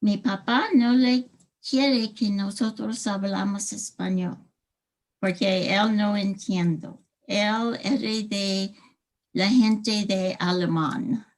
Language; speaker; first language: Spanish; early bilingual, heritage; English